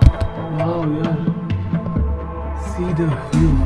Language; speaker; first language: English; non-native, local second language; Bangla